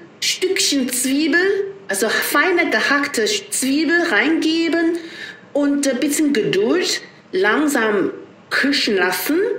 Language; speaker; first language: German; non-native, learner; Chinese